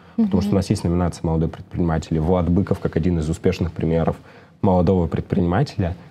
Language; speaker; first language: Russian; native; Russian